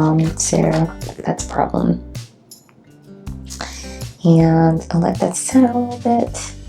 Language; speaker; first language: English; native; English